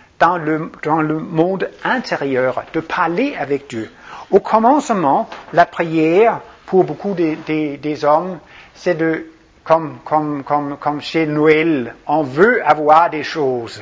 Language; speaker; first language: French; non-native, fluent; Danish